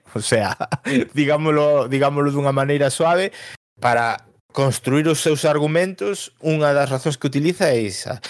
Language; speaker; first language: Galician; native; Galician